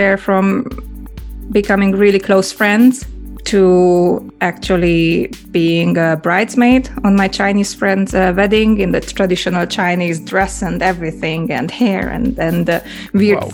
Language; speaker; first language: English; non-native, fluent; Hungarian